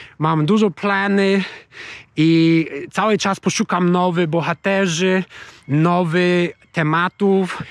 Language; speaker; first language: Polish; non-native, learner; English